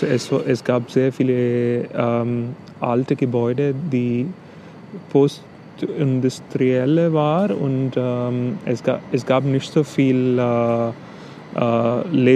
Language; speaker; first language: German; non-native, fluent; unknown